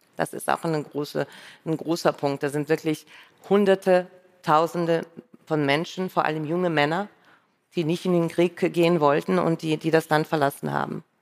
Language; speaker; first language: German; non-native, fluent; Russian